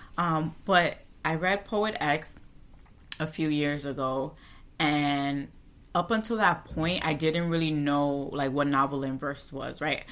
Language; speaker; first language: English; native; English